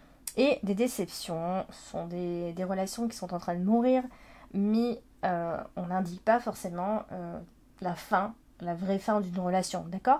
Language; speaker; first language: French; native; French